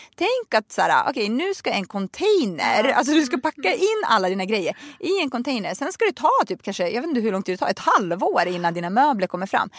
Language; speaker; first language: Swedish; early bilingual, other home language; Russian